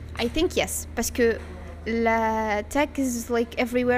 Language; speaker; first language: English; non-native, fluent; Arabic